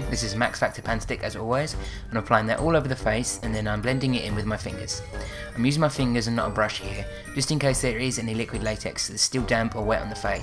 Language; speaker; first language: English; native; English